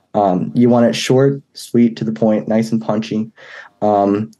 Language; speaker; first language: English; native; English